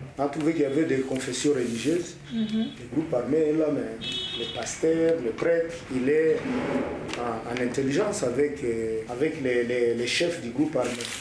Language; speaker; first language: French; non-native, local second language; Swahili